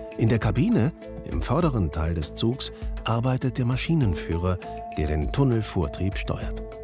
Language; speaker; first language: German; native; German